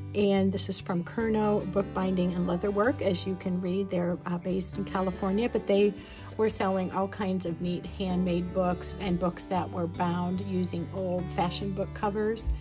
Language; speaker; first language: English; native; English